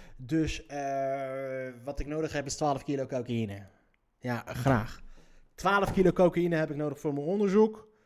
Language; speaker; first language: Dutch; early bilingual, other home language; Riffian